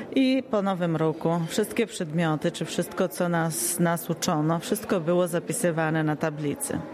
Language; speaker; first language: Polish; early bilingual, heritage; Polish